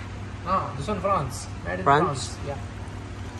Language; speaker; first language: English; non-native, learner; Filipino